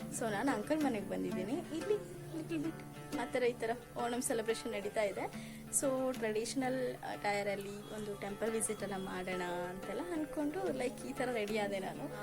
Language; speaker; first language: Kannada; non-native, local second language; Malayalam